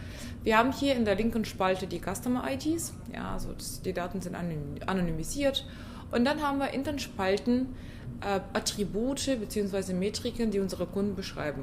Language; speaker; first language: German; non-native, fluent; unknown